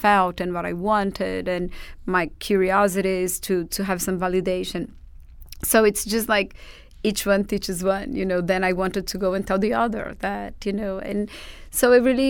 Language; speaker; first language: English; non-native, fluent; Portuguese